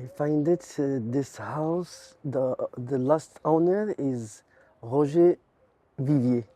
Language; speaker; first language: English; non-native, learner; Arabic